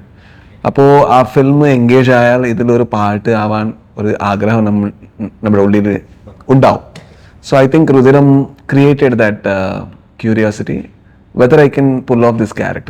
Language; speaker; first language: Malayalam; non-native, learner; Kannada